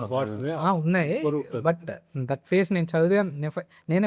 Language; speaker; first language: Telugu; native; Telugu